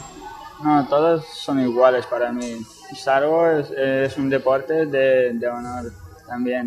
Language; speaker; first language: Spanish; non-native, fluent; Ukrainian